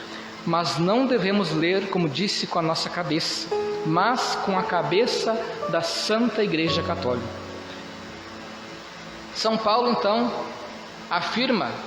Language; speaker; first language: Portuguese; native; Portuguese